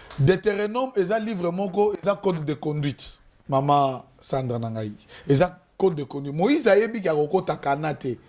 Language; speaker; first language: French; non-native, local second language; Lingala